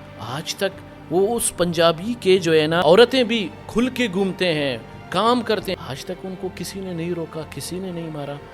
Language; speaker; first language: Urdu; non-native, local second language; Baluchi